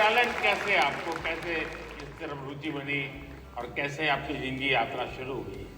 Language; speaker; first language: Hindi; native; Hindi